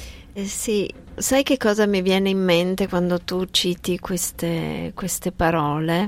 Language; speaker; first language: Italian; early bilingual, heritage; Italian